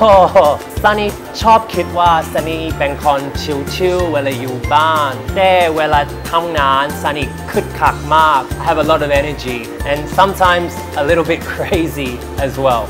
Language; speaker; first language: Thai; non-native, learner; English